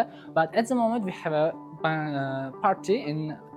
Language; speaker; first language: English; non-native, local second language; Uzbek